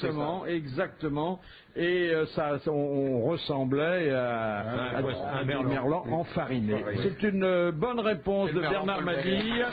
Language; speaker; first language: French; native; French